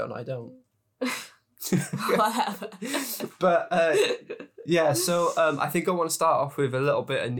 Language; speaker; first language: English; native; English